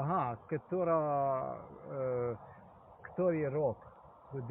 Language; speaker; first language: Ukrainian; non-native, learner; Slovenian